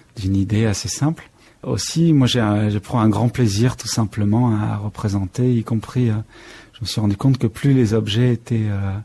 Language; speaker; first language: French; native; French